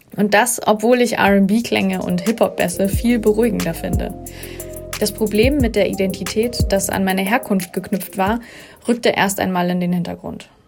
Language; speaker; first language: German; native; German